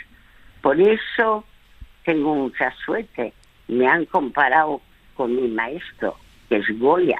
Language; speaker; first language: Spanish; non-native, fluent; French